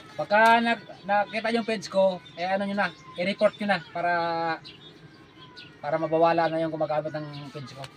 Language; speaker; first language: Filipino; non-native, local second language; Cebuano